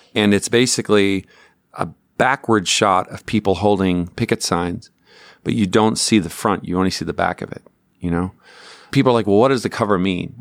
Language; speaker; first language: English; native; English